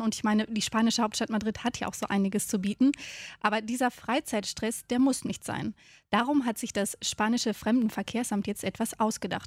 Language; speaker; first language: German; native; German